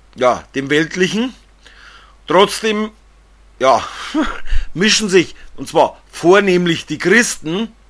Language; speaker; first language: German; native; German